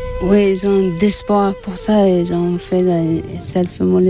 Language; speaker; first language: French; non-native, learner; Tibetan